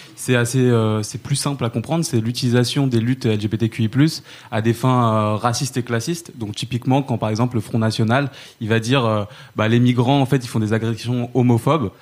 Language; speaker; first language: French; native; French